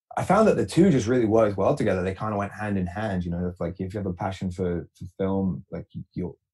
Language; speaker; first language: English; native; English